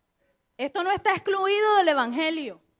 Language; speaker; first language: Spanish; native; Spanish